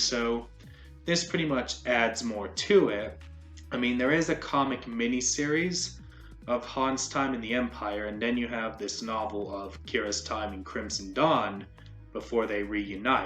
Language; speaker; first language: English; native; English